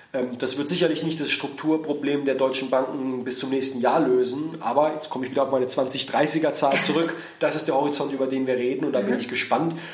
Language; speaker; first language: German; native; German